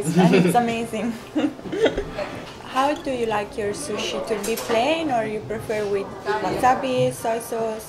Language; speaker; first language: English; non-native, fluent; Italian